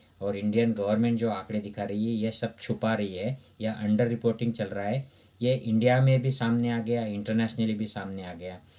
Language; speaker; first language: Hindi; non-native, local second language; Marathi